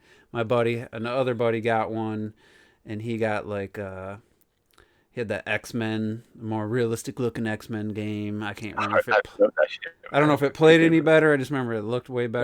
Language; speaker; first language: English; native; English